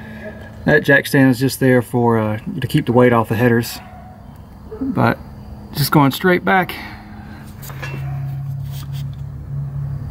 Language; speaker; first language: English; native; English